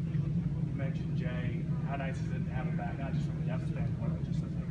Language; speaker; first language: English; native; English